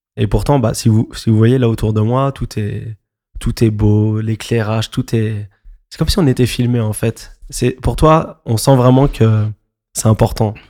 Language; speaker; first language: French; native; French